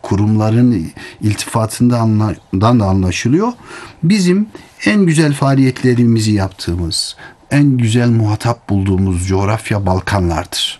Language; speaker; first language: Turkish; native; Turkish